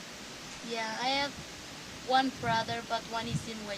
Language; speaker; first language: English; non-native, learner; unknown